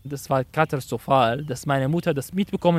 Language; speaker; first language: German; non-native, fluent; Arabic